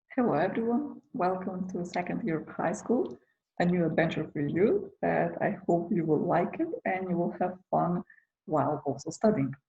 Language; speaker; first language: English; non-native, fluent; Macedonian